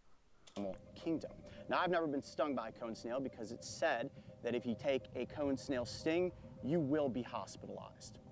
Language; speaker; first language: English; native; English